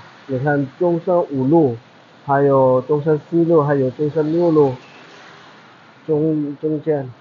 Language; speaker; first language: Chinese; non-native, fluent; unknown